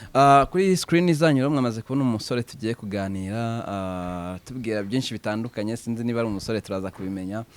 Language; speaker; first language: Kinyarwanda; native; Kinyarwanda